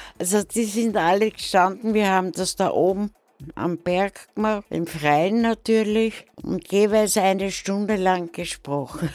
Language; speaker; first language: German; native; German